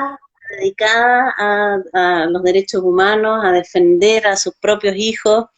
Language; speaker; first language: Spanish; native; Spanish